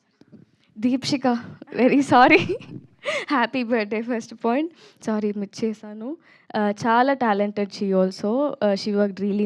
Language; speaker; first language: Telugu; non-native, learner; Tamil